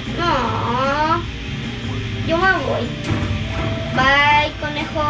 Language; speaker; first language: Spanish; native; Spanish